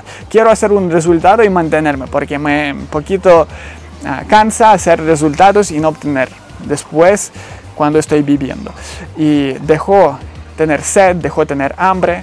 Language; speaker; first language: Spanish; non-native, fluent; Ukrainian